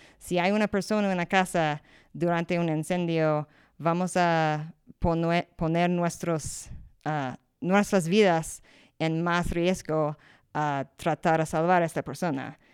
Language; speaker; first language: Spanish; non-native, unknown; English